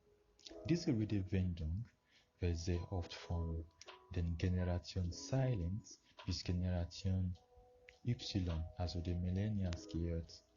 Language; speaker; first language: German; non-native, fluent; Yoruba